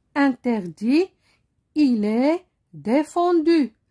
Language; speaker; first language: French; non-native, local second language; Arabic